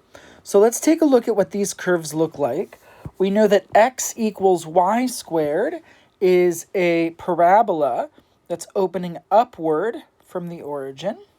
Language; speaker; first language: English; native; English